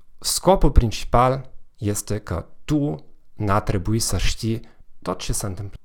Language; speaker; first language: Romanian; non-native, fluent; German